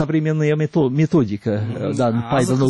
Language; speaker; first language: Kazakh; non-native, fluent; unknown